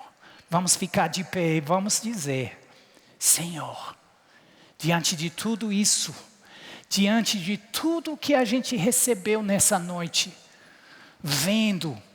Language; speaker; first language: Portuguese; non-native, fluent; English